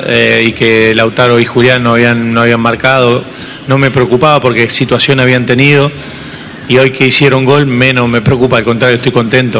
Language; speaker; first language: Spanish; native; Spanish